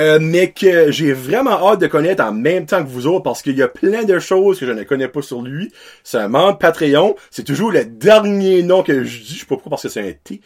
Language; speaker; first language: French; native; French